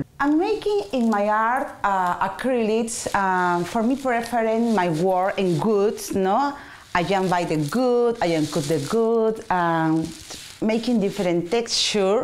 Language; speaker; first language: English; non-native, learner; Spanish